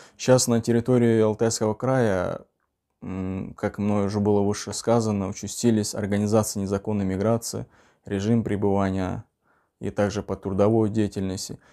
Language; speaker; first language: Russian; non-native, local second language; Uzbek